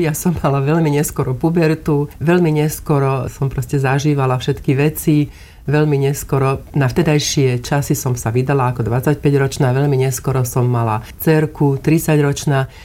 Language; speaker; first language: Slovak; native; Slovak